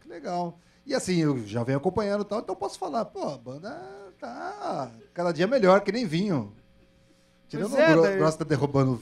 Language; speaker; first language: Portuguese; native; Portuguese